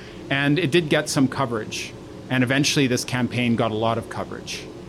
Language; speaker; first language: English; native; English